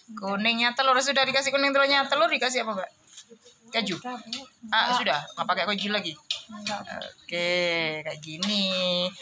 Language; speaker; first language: Indonesian; native; Indonesian